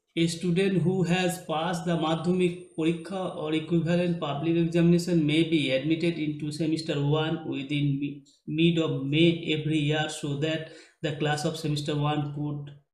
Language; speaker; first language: English; non-native, local second language; Bangla